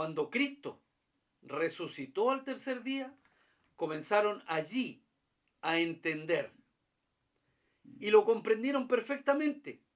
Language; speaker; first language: Spanish; native; Spanish